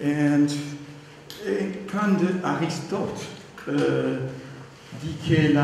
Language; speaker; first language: French; non-native, learner; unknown